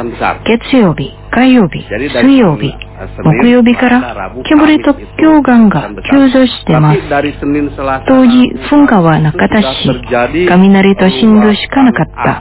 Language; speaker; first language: Japanese; non-native, fluent; Indonesian